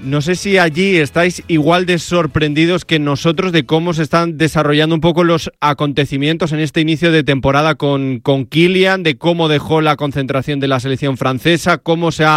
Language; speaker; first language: Spanish; native; Spanish